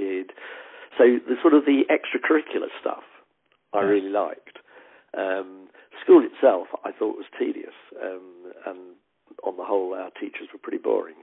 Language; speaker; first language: English; native; English